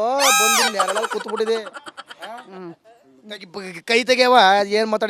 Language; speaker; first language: Kannada; native; Kannada